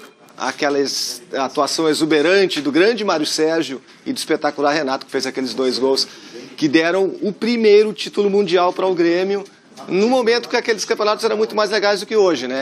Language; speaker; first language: Portuguese; native; Portuguese